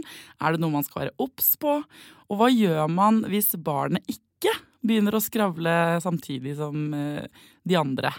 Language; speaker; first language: Norwegian; native; Norwegian